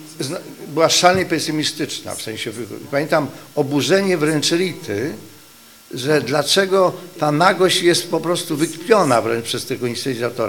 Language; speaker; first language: Polish; native; Polish